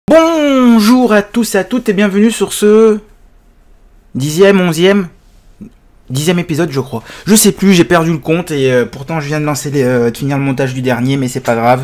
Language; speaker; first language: French; native; French